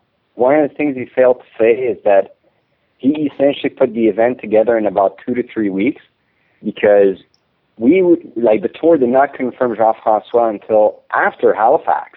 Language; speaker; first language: English; non-native, fluent; French